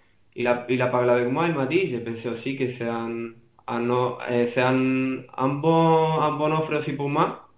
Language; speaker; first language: French; non-native, fluent; Spanish